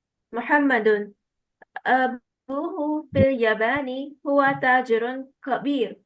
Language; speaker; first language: Arabic; non-native, learner; Urdu